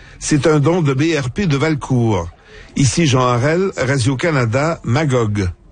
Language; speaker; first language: French; native; French